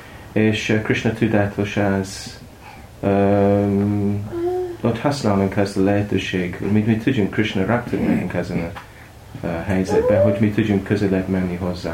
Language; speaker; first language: Hungarian; non-native, learner; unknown